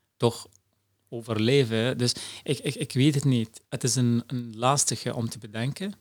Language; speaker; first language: Dutch; non-native, fluent; Arabic